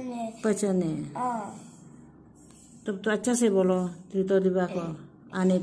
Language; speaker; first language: Hindi; non-native, local second language; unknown